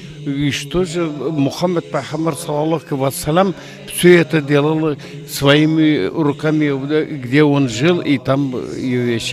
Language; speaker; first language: Russian; non-native, local second language; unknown